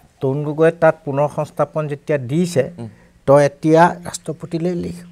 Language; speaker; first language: Assamese; non-native, local second language; Mising